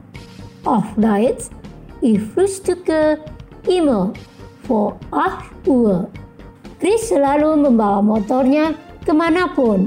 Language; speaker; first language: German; non-native, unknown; Indonesian